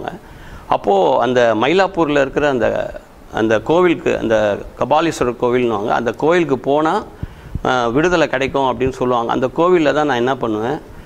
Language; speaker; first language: Tamil; native; Tamil